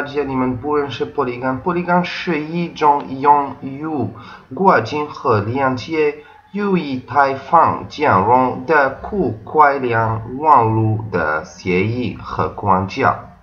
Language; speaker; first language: Chinese; non-native, learner; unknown